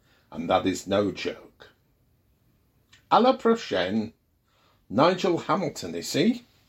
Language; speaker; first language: English; native; English